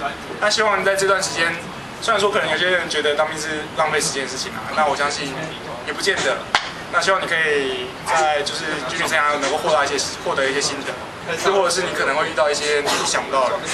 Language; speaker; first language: Chinese; non-native, local second language; Cantonese